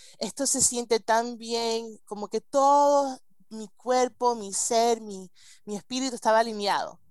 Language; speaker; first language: Spanish; early bilingual, heritage; Spanish